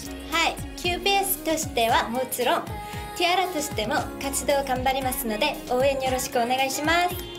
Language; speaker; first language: Japanese; non-native, learner; Korean